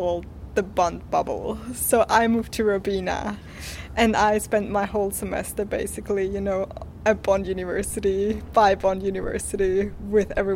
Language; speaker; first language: English; non-native, fluent; Swiss German